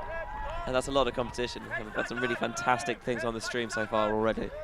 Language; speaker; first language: English; native; English